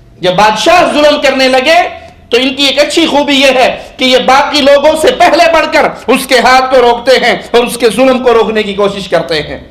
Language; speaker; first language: Urdu; non-native, local second language; Punjabi